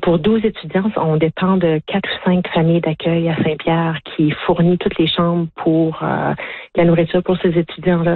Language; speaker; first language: French; native; French